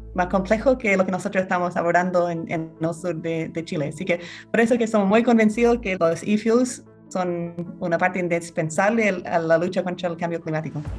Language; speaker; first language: Spanish; non-native, fluent; English